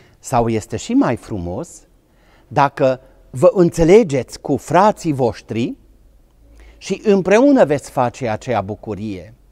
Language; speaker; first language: Romanian; non-native, local second language; Hungarian